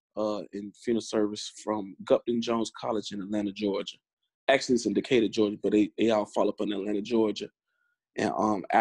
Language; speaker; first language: English; native; English